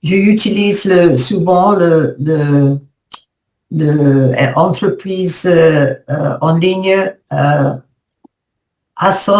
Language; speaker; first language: French; non-native, learner; English